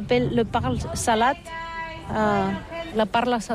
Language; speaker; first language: French; non-native, learner; Catalan